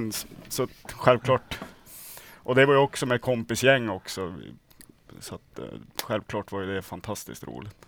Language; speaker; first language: Swedish; native; Swedish